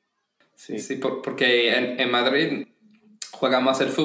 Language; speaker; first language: Spanish; non-native, fluent; English